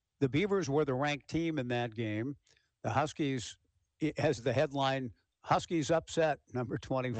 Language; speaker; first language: English; native; English